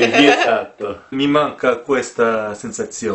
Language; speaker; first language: Italian; non-native, learner; Korean